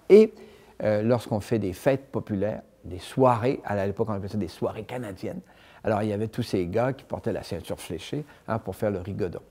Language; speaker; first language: French; native; French